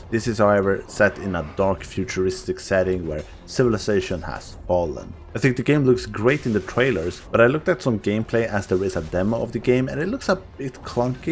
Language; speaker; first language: English; non-native, fluent; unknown